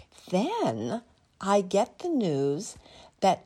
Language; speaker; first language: English; native; English